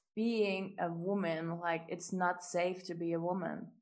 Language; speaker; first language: English; non-native, fluent; German